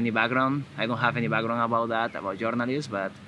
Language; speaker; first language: English; non-native, fluent; Spanish